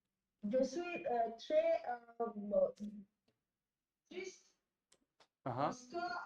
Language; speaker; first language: French; non-native, learner; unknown